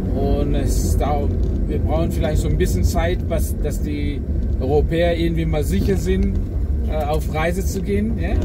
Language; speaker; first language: German; non-native, fluent; Indonesian